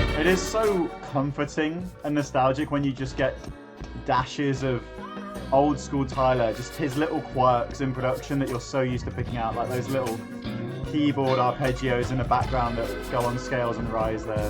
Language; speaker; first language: English; native; English